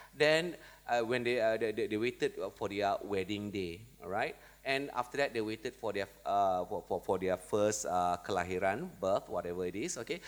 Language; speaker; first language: English; non-native, local second language; Malay